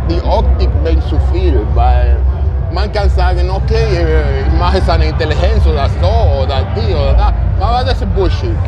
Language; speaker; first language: German; non-native, fluent; Italian